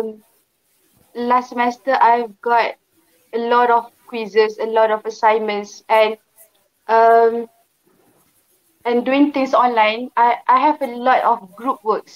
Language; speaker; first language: English; non-native, local second language; Malay